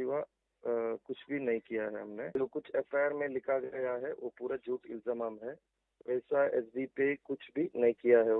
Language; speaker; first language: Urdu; non-native, local second language; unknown